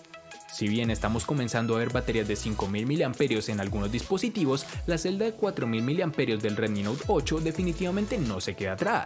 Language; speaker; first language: Spanish; native; Spanish